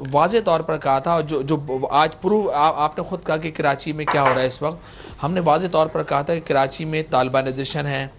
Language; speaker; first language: Urdu; native; Urdu